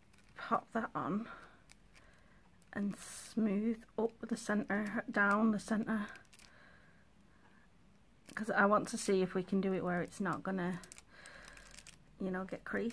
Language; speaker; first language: English; native; English